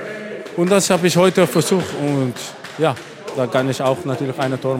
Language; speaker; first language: German; non-native, fluent; Dutch